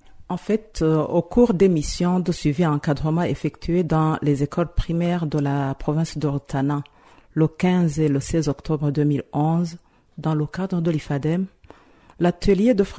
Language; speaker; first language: French; non-native, local second language; Rundi